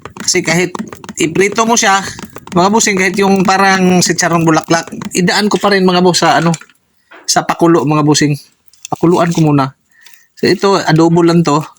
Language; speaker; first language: Filipino; non-native, local second language; Cebuano